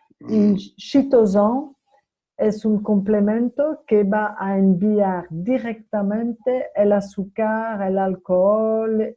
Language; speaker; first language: Spanish; non-native, fluent; French